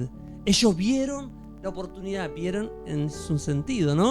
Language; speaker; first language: Spanish; native; Spanish